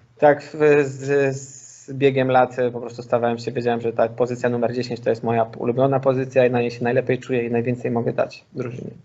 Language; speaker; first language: Polish; native; Polish